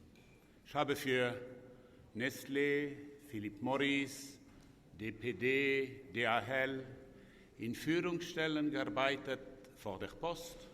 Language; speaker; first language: German; non-native, local second language; French